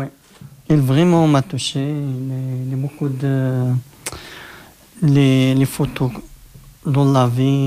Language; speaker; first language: French; non-native, learner; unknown